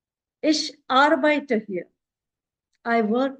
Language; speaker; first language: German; non-native, fluent; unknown